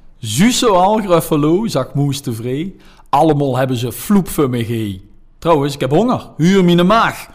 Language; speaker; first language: Dutch; native; Dutch